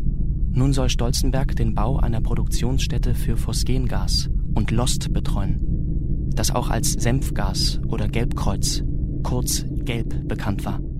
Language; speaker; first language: German; native; German